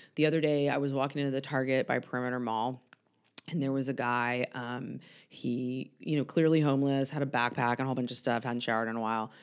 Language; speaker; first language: English; native; English